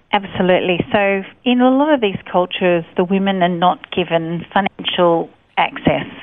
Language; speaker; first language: English; native; English